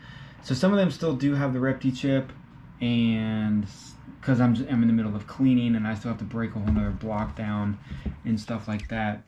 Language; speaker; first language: English; native; English